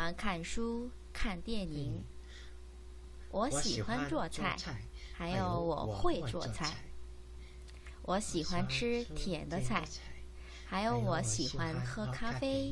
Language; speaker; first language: Chinese; non-native, learner; Korean